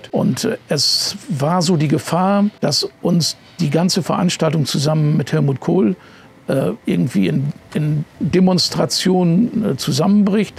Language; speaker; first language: German; native; German